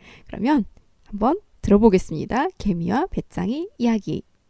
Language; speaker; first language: Korean; native; Korean